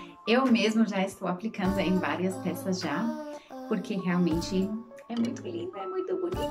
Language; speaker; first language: Portuguese; non-native, fluent; German